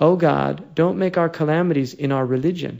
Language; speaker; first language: English; native; English